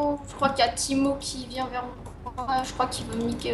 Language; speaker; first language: French; native; French